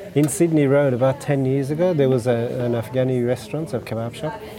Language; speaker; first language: English; non-native, fluent; Persian